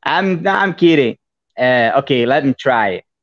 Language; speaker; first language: English; non-native, fluent; Portuguese